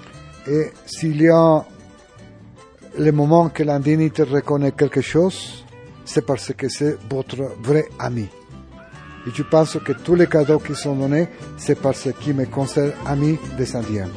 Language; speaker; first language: French; non-native, learner; Spanish